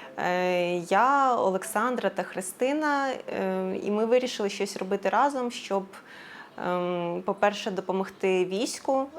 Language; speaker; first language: Ukrainian; native; Ukrainian